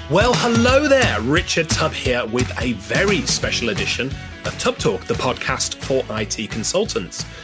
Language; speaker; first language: English; native; English